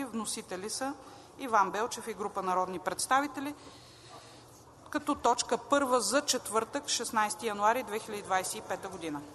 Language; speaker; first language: Bulgarian; native; Bulgarian